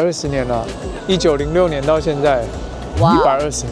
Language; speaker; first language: Chinese; native; Chinese